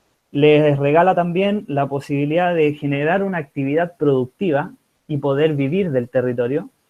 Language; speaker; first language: Spanish; native; Spanish